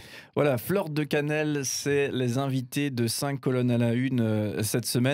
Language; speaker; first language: French; native; French